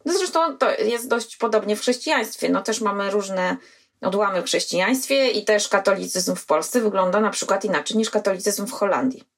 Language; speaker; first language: Polish; native; Polish